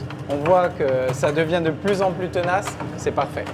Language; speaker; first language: French; native; French